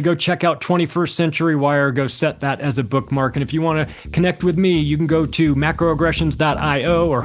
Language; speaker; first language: English; native; English